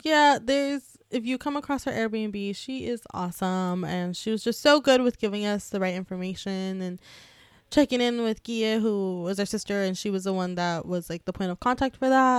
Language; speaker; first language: English; early bilingual, other home language; Spanish